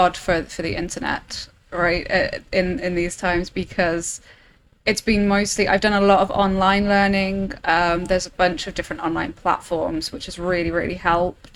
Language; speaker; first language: English; native; English